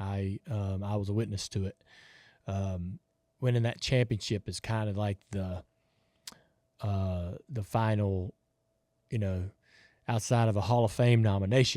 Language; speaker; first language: English; native; English